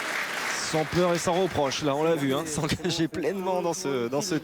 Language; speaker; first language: French; native; French